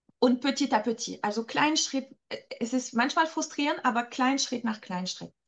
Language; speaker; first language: German; non-native, fluent; French